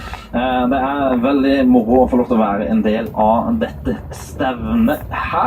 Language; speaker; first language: Norwegian; native; Norwegian